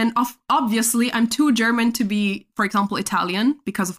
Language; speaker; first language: English; non-native, fluent; Spanish